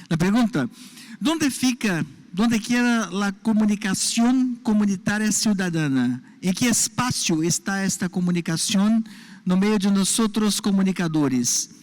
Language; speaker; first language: Spanish; non-native, learner; Portuguese